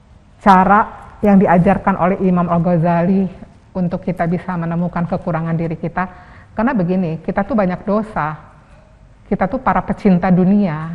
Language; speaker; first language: Indonesian; native; Indonesian